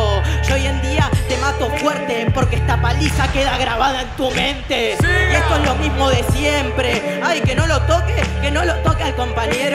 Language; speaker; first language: Spanish; native; Spanish